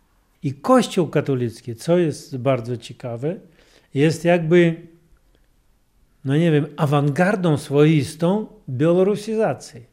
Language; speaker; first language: Polish; non-native, fluent; Russian